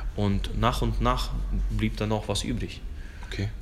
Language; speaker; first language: German; early bilingual, other home language; Russian